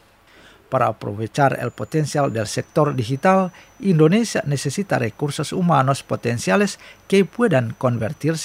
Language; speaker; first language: Spanish; non-native, fluent; Indonesian